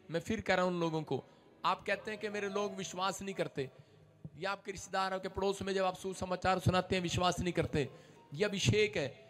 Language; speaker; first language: Hindi; non-native, local second language; Punjabi